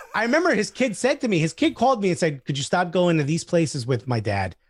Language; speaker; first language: English; native; English